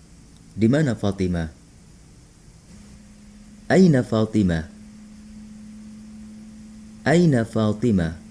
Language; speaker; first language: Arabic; non-native, local second language; Indonesian